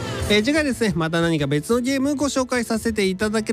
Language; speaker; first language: Japanese; native; Japanese